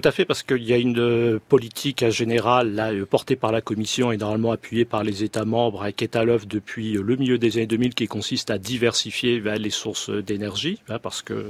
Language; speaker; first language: French; native; French